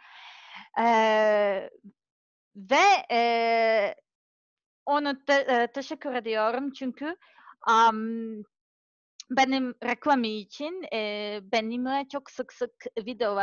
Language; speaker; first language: Turkish; non-native, learner; Serbian